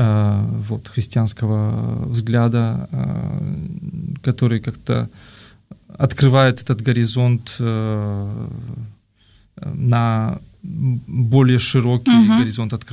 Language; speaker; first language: Russian; native; Russian